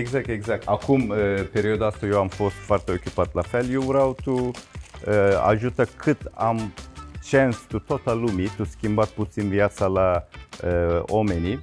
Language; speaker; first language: Romanian; non-native, learner; Turkish